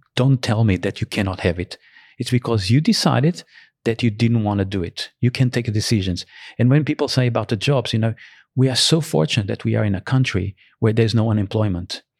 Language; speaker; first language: English; early bilingual, other home language; Portuguese